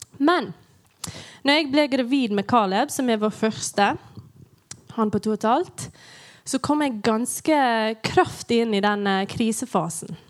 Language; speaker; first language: Norwegian; non-native, fluent; English